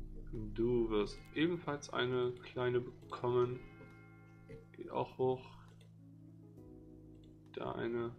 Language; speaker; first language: German; native; German